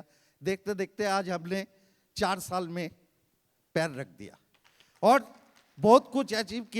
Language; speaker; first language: Hindi; native; Hindi